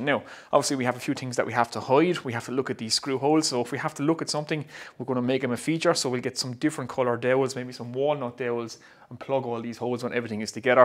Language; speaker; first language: English; native; English